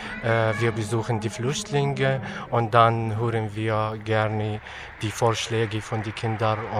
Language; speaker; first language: German; non-native, fluent; Arabic